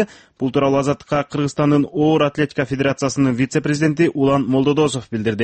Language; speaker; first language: Kyrgyz; native; Kyrgyz